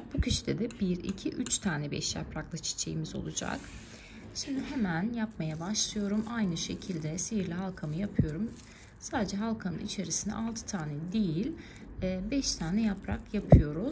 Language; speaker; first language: Turkish; native; Turkish